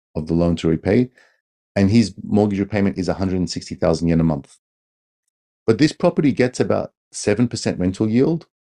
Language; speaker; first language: English; native; English